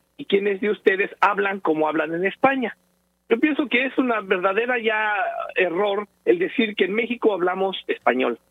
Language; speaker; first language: Spanish; native; Spanish